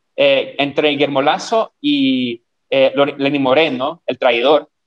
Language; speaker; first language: Spanish; non-native, fluent; English